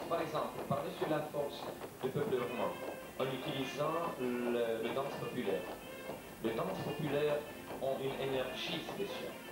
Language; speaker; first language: French; non-native, learner; Romanian